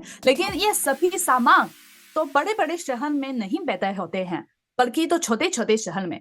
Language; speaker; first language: Hindi; non-native, fluent; Chinese